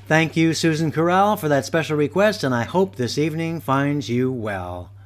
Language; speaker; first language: English; native; English